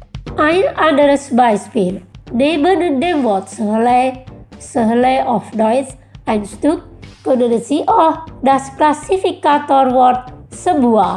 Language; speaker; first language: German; non-native, learner; Indonesian